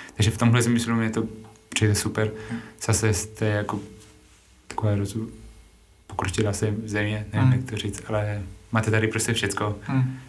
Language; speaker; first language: Czech; non-native, fluent; Spanish